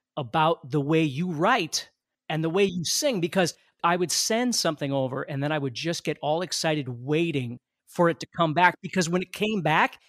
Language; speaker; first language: English; native; English